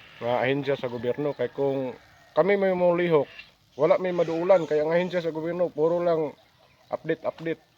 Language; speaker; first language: Cebuano; native; Cebuano